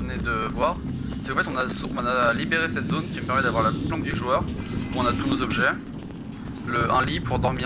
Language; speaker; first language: French; native; French